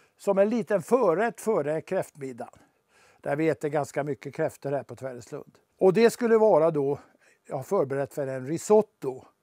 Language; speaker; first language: Swedish; native; Swedish